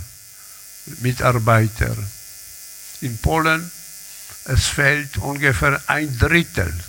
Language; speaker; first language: German; non-native, learner; Polish